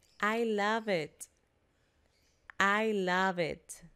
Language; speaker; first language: English; non-native, fluent; Spanish